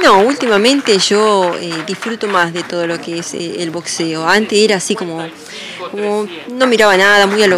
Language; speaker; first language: Spanish; native; Spanish